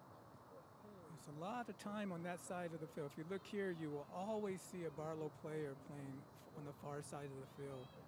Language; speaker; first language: English; native; English